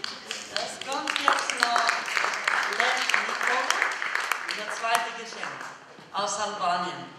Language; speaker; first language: German; non-native, learner; Albanian